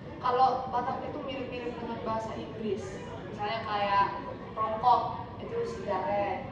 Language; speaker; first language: Indonesian; native; Indonesian